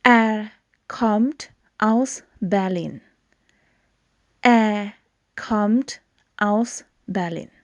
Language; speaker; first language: German; non-native, fluent; Thai